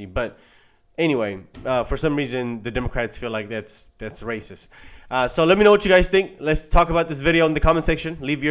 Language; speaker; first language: English; native; English